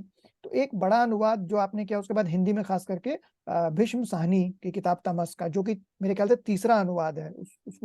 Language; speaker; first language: Hindi; native; Hindi